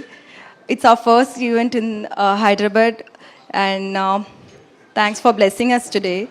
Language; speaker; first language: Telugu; non-native, learner; Tamil